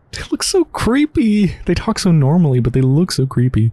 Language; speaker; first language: English; native; English